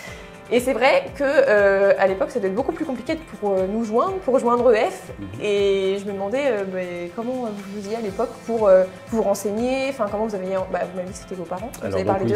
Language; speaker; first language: French; native; French